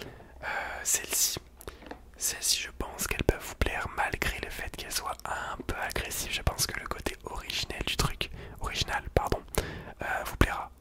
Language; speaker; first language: French; native; French